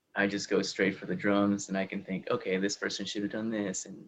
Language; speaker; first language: English; early bilingual, other home language; Spanish